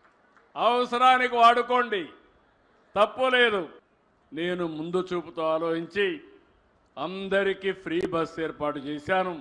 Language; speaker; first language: Telugu; native; Telugu